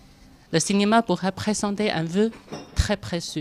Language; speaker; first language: French; non-native, fluent; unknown